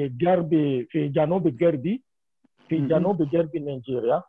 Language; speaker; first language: Arabic; non-native, fluent; Yoruba